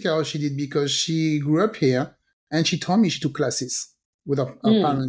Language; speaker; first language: English; non-native, fluent; French